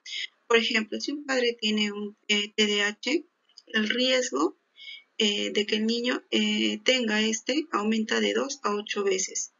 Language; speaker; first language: Spanish; native; Spanish